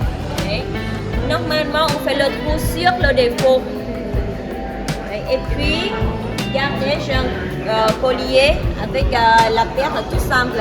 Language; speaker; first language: French; non-native, fluent; Vietnamese